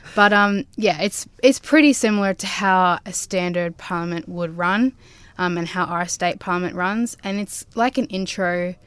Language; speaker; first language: English; native; English